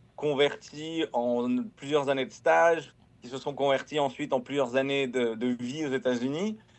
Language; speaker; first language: French; native; French